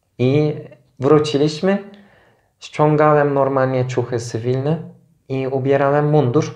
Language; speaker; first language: Polish; non-native, fluent; Turkish